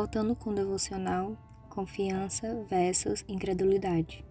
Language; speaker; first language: Portuguese; native; Portuguese